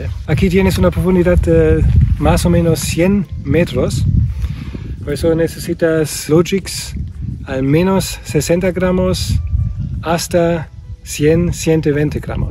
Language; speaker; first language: Spanish; non-native, learner; German